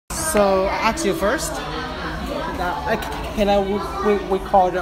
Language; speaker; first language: English; non-native, fluent; Cantonese